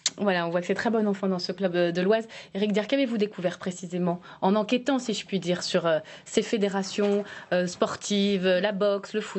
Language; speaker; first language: French; native; French